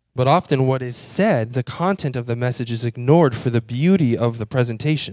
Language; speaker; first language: English; native; English